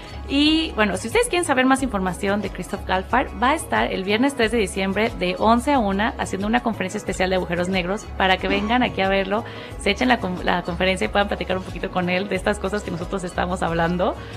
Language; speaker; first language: Spanish; native; Spanish